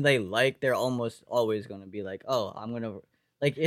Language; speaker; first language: English; native; English